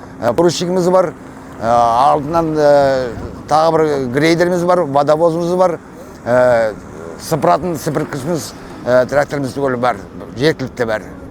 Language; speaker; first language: Kazakh; native; Kazakh